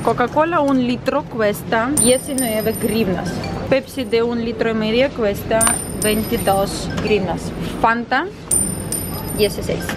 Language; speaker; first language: Spanish; non-native, fluent; Ukrainian